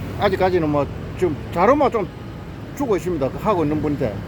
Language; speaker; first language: Korean; native; Korean